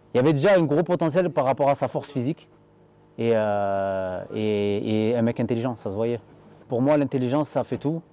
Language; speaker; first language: French; native; French